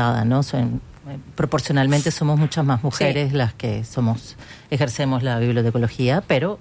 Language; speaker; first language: Spanish; native; Spanish